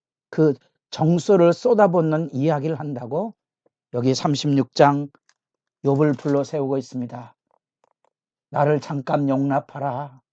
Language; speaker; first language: Korean; native; Korean